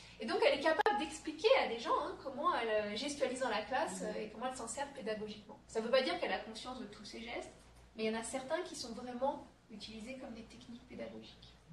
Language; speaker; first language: French; native; French